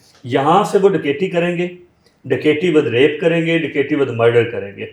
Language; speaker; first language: Urdu; native; Urdu